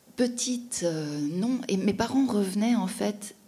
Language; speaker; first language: French; native; French